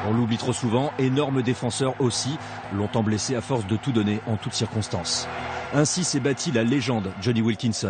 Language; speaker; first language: French; native; French